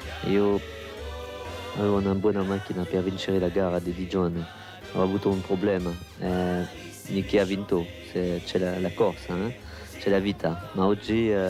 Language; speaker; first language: Italian; non-native, fluent; French